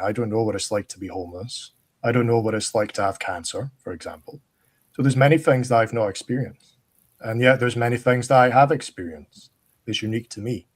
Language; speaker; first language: English; native; English